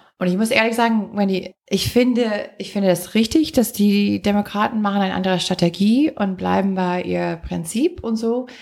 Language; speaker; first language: German; non-native, fluent; English